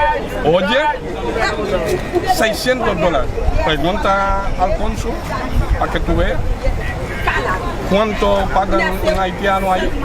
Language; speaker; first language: Spanish; non-native, fluent; Haitian Creole